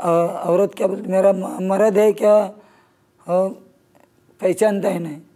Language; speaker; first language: Hindi; non-native, local second language; Marathi